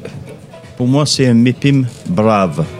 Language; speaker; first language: French; non-native, fluent; English